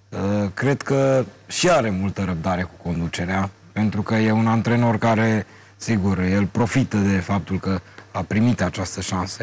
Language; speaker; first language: Romanian; native; Romanian